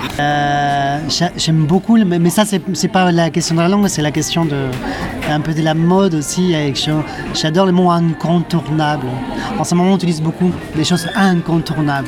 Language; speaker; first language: French; non-native, fluent; Spanish